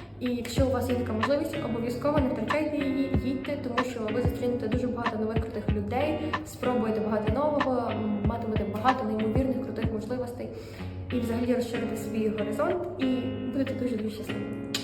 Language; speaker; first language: Ukrainian; native; Ukrainian